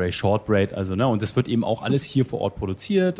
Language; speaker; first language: German; native; German